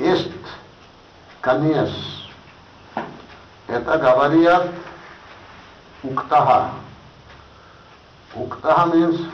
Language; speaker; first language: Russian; non-native, learner; Bangla